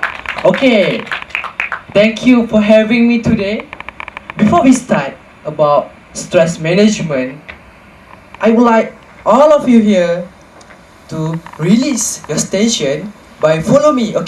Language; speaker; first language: English; non-native, local second language; Malay